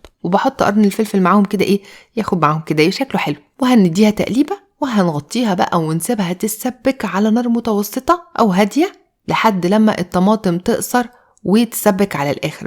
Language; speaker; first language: Arabic; native; Arabic